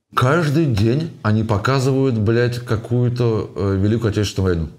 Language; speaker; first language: Russian; native; Russian